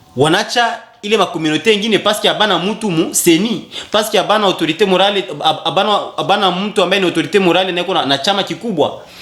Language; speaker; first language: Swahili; native; Swahili